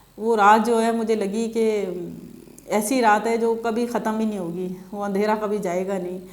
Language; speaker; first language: Urdu; non-native, local second language; Sindhi